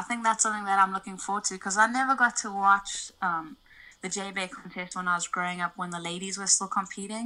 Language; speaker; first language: English; native; English